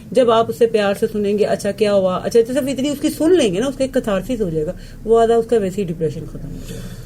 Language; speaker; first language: Urdu; native; Urdu